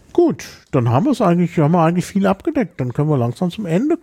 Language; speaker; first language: German; native; German